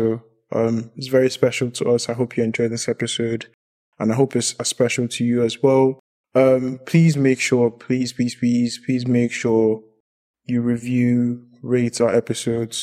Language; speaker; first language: English; non-native, local second language; Yoruba